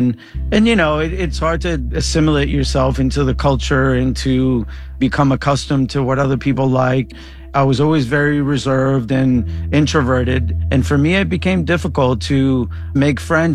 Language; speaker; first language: English; early bilingual, other home language; Spanish